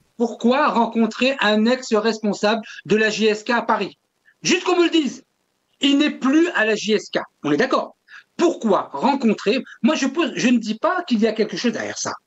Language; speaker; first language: French; non-native, local second language; Kabyle